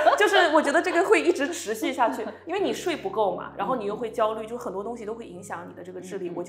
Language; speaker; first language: Chinese; early bilingual, heritage; Chinese